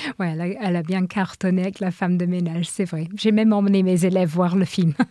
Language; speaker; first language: French; non-native, fluent; English